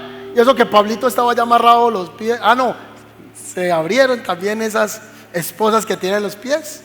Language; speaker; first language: Spanish; native; Spanish